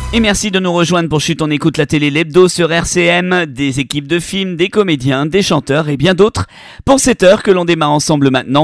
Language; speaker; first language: French; native; French